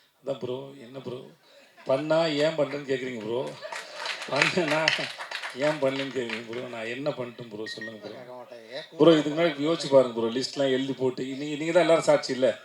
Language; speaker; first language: Tamil; native; Tamil